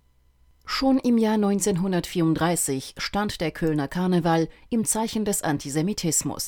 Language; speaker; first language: German; native; German